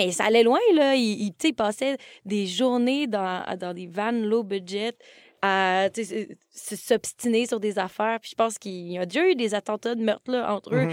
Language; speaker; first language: French; native; French